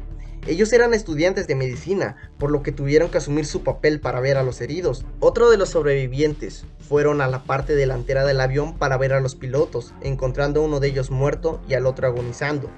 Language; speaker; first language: Spanish; native; Spanish